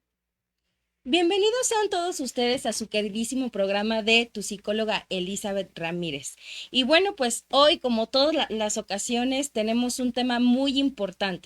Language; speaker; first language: Spanish; native; Spanish